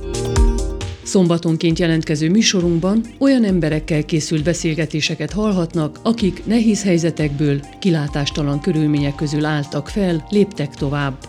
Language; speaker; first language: Hungarian; native; Hungarian